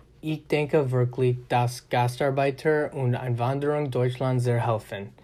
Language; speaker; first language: German; non-native, learner; English